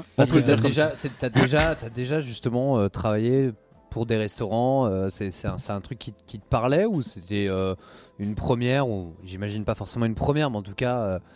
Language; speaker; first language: French; native; French